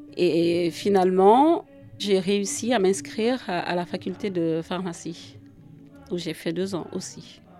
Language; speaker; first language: French; non-native, local second language; Jola-Fonyi